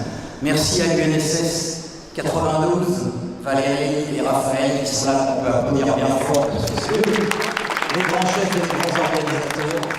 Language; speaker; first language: French; native; French